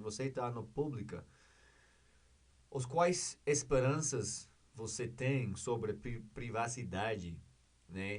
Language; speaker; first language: Portuguese; non-native, learner; English